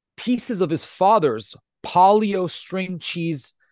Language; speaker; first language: English; non-native, fluent; Italian